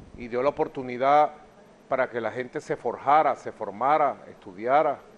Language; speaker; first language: Spanish; native; Spanish